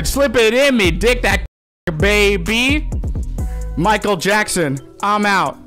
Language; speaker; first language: English; native; English